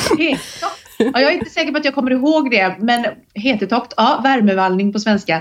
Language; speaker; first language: Swedish; native; Swedish